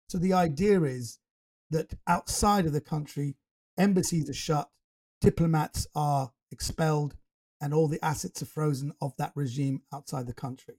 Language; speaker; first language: English; native; English